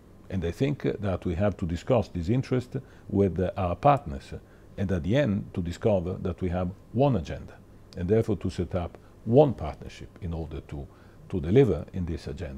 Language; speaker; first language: English; non-native, fluent; Italian